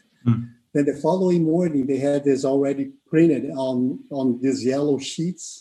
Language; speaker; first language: English; non-native, fluent; Portuguese